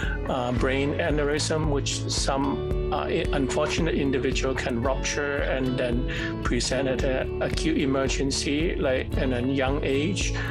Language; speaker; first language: English; non-native, fluent; Cantonese